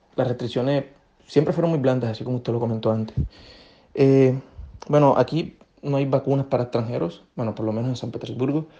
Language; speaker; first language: Spanish; native; Spanish